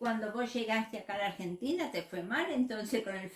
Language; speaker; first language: Spanish; native; Spanish